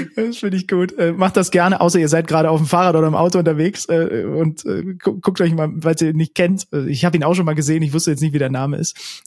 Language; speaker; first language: German; native; German